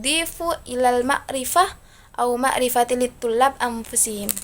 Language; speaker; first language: Arabic; non-native, learner; Indonesian